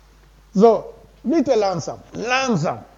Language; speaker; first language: German; non-native, learner; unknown